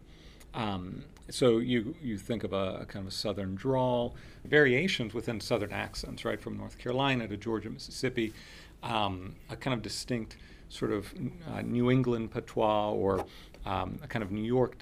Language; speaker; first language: English; early bilingual, other home language; Spanish